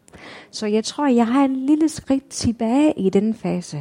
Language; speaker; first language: Danish; non-native, fluent; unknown